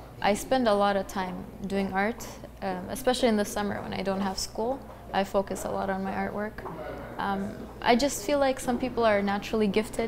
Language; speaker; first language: English; early bilingual, other home language; Central Kurdish